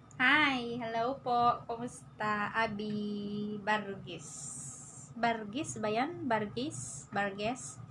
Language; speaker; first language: Filipino; non-native, local second language; Iloko